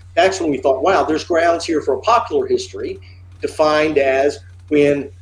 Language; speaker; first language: English; native; English